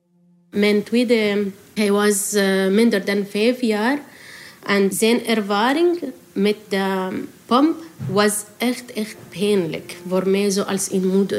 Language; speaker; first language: Dutch; non-native, learner; Arabic